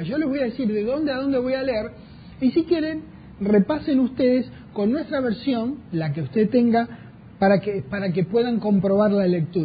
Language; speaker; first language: Spanish; native; Spanish